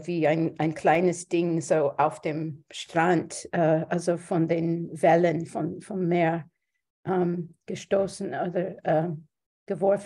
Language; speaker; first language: German; non-native, fluent; English